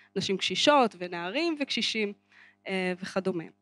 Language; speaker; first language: Hebrew; native; Hebrew